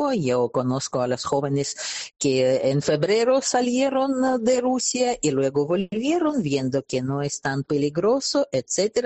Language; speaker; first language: Spanish; non-native, fluent; Russian